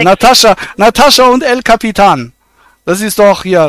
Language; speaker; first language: German; native; German